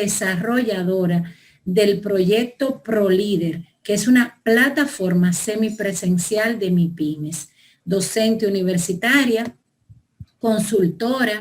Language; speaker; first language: Spanish; native; Spanish